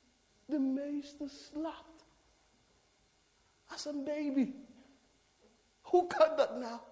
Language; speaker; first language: Dutch; non-native, fluent; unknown